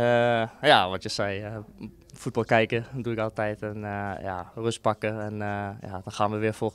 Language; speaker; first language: Dutch; non-native, fluent; Danish